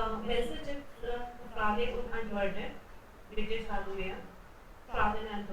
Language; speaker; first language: German; non-native, fluent; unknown